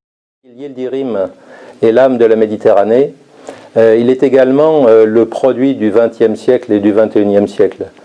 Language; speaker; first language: French; native; French